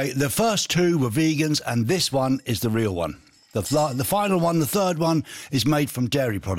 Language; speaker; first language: English; native; English